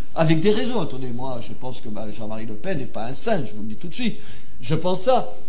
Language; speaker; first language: French; native; French